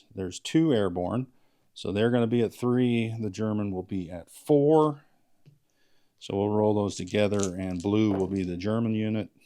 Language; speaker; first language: English; native; English